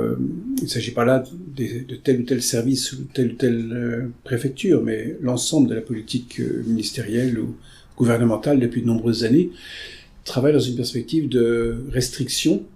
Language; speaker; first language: French; native; French